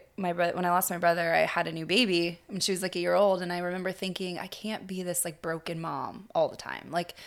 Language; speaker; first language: English; native; English